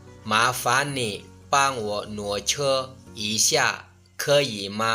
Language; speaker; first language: Chinese; non-native, fluent; Lao